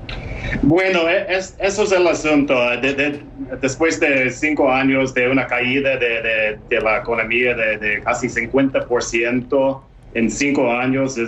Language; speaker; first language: Spanish; non-native, fluent; English